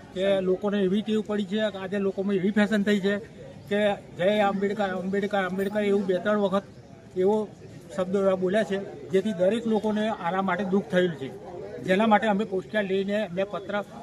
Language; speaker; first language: Gujarati; native; Gujarati